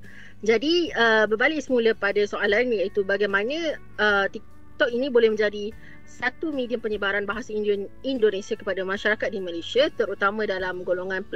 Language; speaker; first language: Malay; native; Malay